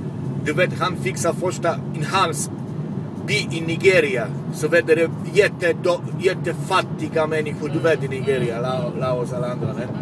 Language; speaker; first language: Swedish; non-native, local second language; Polish